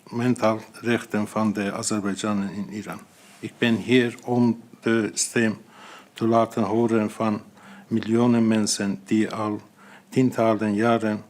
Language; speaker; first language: Dutch; non-native, fluent; Azerbaijani